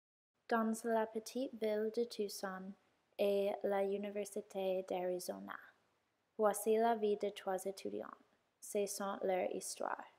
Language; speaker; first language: French; non-native, learner; English